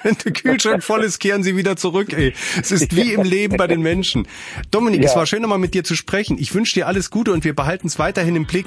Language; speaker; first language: German; native; German